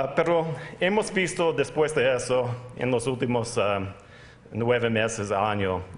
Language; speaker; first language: Spanish; non-native, fluent; English